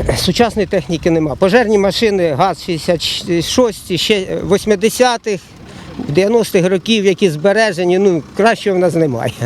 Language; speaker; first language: Ukrainian; native; Ukrainian